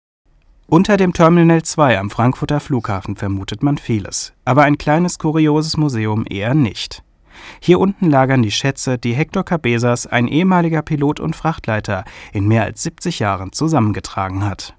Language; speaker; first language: German; native; German